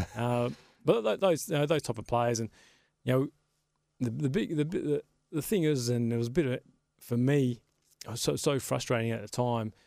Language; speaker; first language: English; native; English